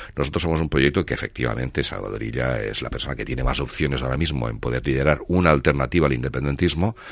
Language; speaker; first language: Spanish; non-native, local second language; Catalan